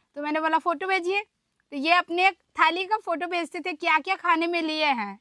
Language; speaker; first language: Hindi; non-native, local second language; Marathi